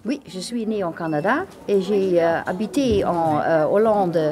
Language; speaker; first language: French; non-native, learner; English